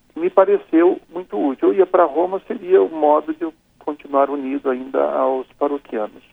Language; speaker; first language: Portuguese; native; Portuguese